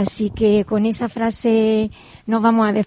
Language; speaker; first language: Spanish; native; Spanish